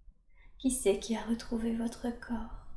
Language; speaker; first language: French; native; French